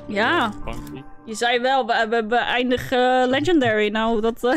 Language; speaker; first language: Dutch; native; Dutch